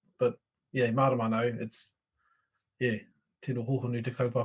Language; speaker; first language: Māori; non-native, local second language; English